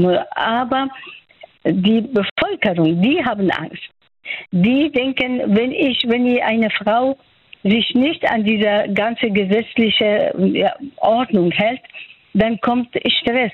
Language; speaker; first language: German; non-native, fluent; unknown